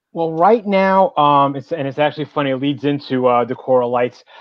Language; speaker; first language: English; native; English